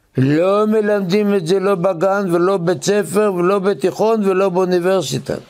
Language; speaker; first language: Hebrew; native; Hebrew